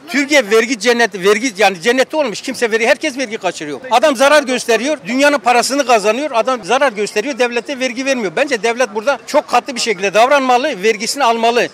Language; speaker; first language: Turkish; native; Turkish